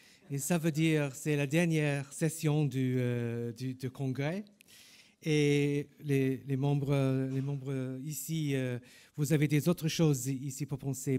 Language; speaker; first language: French; non-native, learner; English